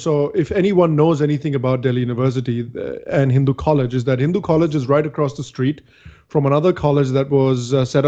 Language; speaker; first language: English; non-native, local second language; Hindi